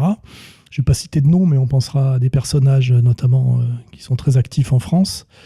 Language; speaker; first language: French; native; French